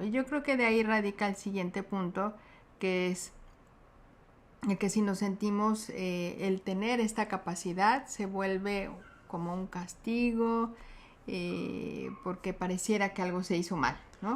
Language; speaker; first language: Spanish; native; Spanish